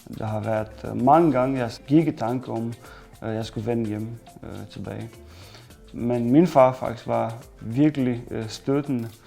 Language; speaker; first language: Danish; non-native, fluent; Romanian